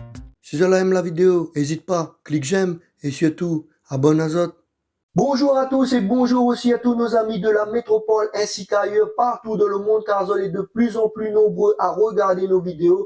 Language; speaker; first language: French; non-native, local second language; Réunion Creole French